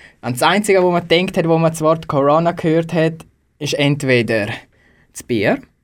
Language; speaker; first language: German; native; German